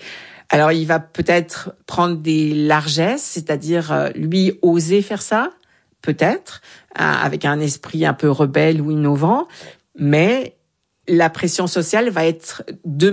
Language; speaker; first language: French; native; French